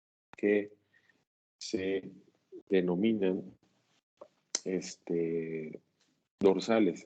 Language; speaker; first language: Spanish; native; Spanish